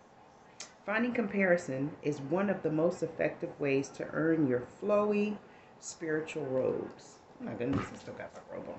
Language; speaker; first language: English; native; English